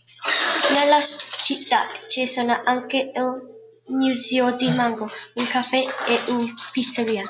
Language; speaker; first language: Italian; non-native, learner; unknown